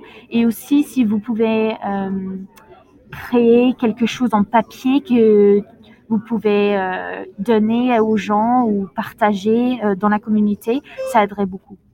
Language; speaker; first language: French; non-native, learner; English